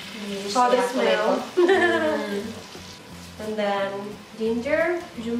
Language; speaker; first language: English; non-native, learner; Indonesian